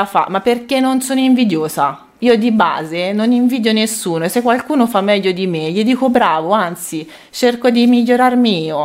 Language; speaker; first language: Italian; native; Italian